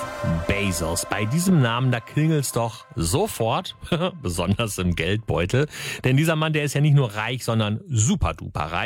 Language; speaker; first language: German; native; German